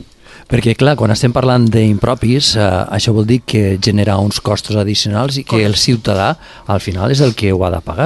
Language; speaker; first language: Catalan; native; Catalan